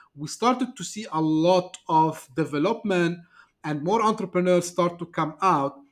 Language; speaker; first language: English; non-native, fluent; Turkish